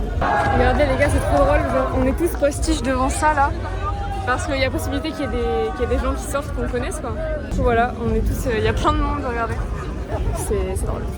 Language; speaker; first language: French; native; French